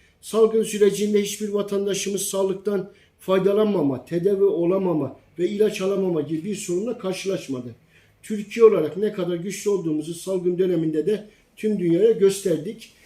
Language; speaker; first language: Turkish; native; Turkish